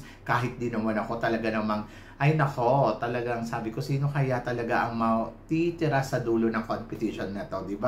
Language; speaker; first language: Filipino; native; Filipino